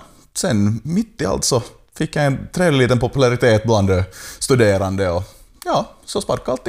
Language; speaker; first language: Swedish; native; Swedish